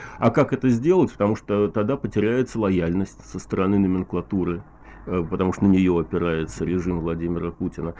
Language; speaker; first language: Russian; native; Russian